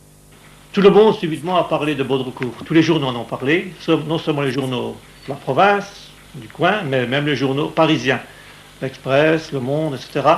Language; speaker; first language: French; native; French